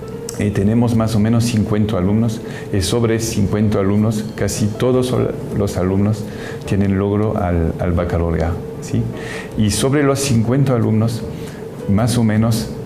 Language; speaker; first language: Spanish; non-native, fluent; French